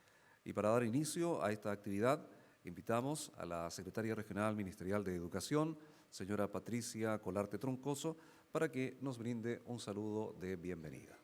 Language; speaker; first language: Spanish; native; Spanish